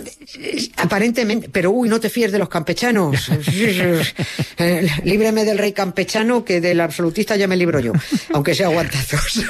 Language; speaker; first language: Spanish; native; Spanish